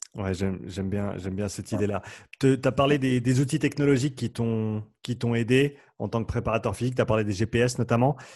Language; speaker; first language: French; native; French